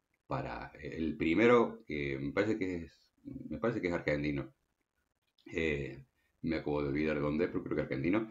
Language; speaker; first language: Spanish; native; Spanish